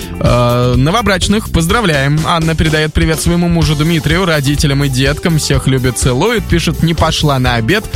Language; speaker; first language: Russian; native; Russian